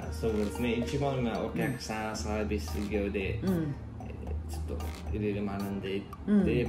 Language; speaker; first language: Japanese; non-native, fluent; Nepali